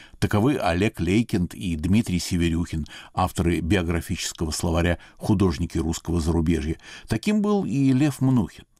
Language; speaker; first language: Russian; native; Russian